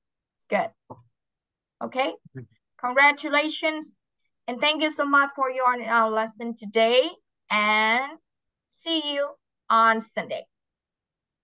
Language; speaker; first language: English; non-native, fluent; Vietnamese